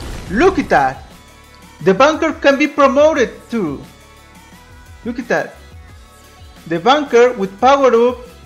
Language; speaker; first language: English; non-native, learner; Spanish